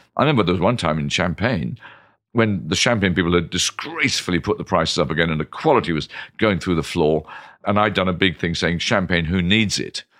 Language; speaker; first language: English; native; English